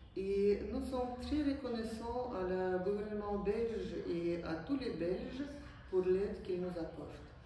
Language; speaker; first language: French; non-native, fluent; Ukrainian